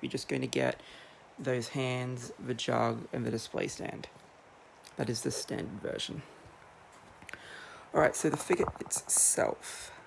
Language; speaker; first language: English; native; English